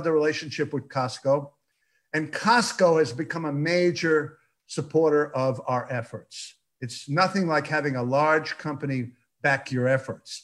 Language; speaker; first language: English; early bilingual, other home language; Yiddish